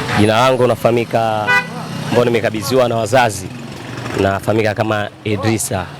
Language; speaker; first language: Swahili; native; Swahili